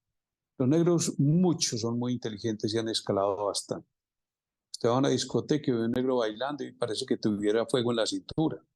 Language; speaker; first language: Spanish; native; Spanish